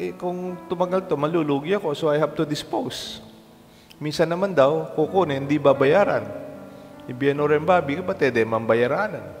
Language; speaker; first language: Filipino; non-native, local second language; Pampanga